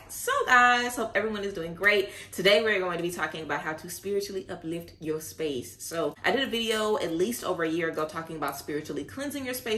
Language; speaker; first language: English; native; English